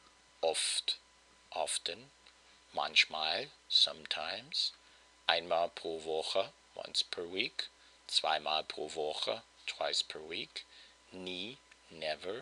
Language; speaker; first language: German; non-native, fluent; English